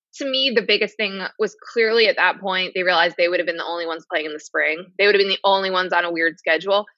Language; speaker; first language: English; native; English